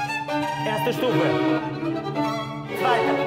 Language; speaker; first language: German; non-native, fluent; Russian